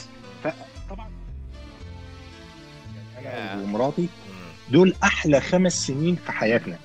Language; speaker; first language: Arabic; native; Arabic